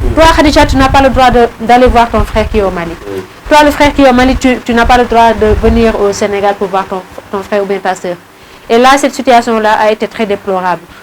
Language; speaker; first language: French; non-native, local second language; Wolof